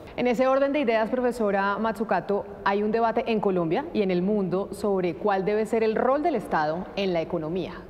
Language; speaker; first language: Spanish; native; Spanish